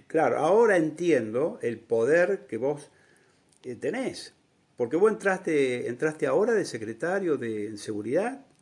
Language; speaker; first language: Spanish; native; Spanish